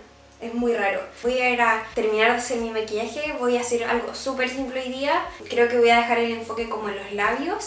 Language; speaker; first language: Spanish; native; Spanish